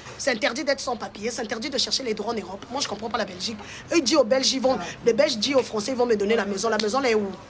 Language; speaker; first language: French; non-native, local second language; Lingala